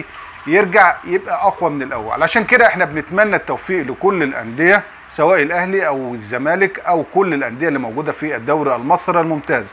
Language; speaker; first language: Arabic; native; Arabic